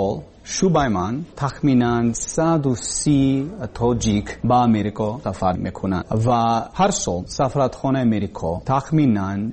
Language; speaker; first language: Persian; non-native, learner; English